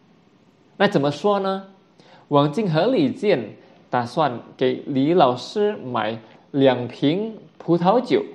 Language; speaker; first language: Chinese; non-native, fluent; Indonesian